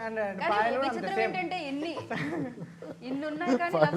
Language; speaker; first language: Telugu; native; Telugu